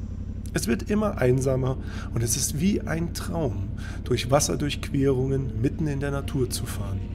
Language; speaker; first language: German; native; German